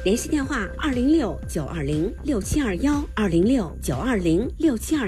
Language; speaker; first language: Chinese; native; Chinese